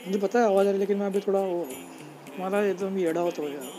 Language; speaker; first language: Hindi; non-native, local second language; Marathi